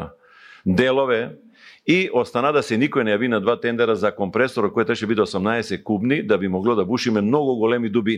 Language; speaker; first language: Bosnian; non-native, local second language; Bulgarian